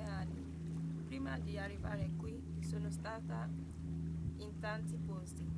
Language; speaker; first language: Italian; non-native, learner; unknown